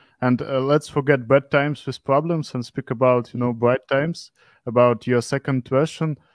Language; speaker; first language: English; non-native, fluent; Russian